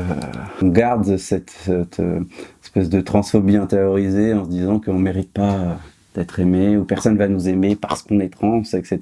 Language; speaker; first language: French; native; French